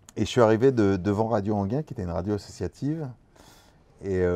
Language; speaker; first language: French; native; French